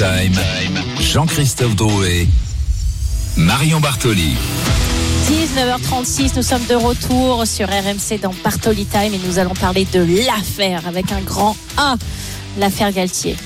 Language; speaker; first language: French; native; French